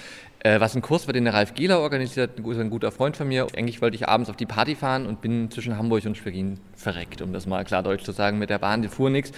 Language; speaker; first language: German; native; German